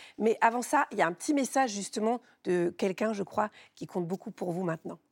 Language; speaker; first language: French; native; French